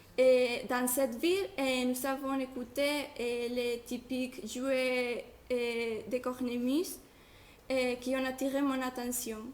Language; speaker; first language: French; non-native, learner; Spanish